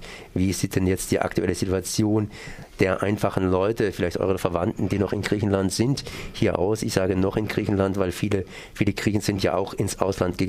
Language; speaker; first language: German; native; German